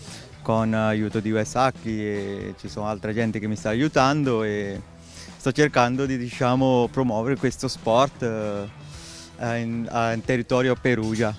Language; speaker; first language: Italian; non-native, fluent; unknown